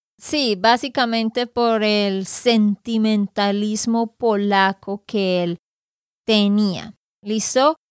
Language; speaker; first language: Spanish; native; Spanish